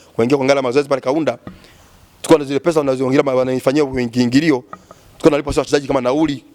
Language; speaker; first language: Swahili; native; Swahili